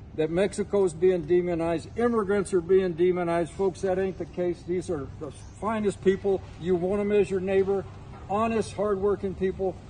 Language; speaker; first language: English; native; English